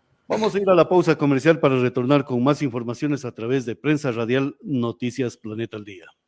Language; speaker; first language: Spanish; native; Spanish